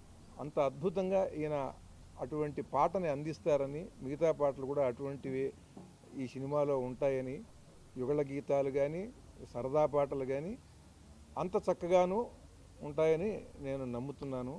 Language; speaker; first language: Telugu; native; Telugu